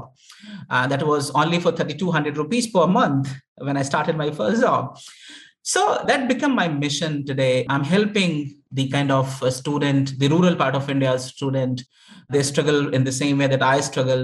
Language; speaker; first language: English; non-native, local second language; Hindi